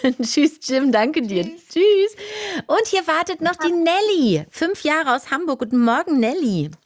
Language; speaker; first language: German; native; German